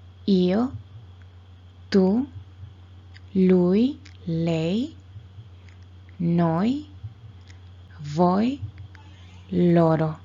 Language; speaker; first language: Italian; non-native, fluent; Spanish